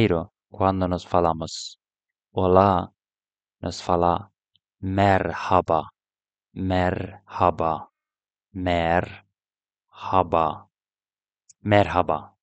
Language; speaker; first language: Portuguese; non-native, learner; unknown